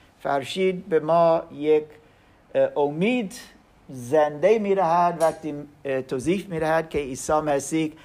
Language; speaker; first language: Persian; non-native, learner; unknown